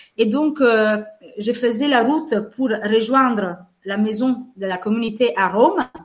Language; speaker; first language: French; non-native, fluent; Italian